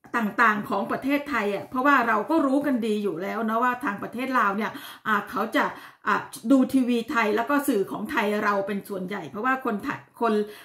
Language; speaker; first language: Thai; native; Thai